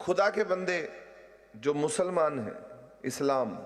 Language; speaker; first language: Hindi; non-native, local second language; Punjabi